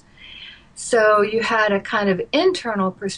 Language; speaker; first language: English; native; English